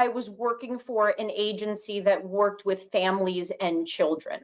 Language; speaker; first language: English; native; English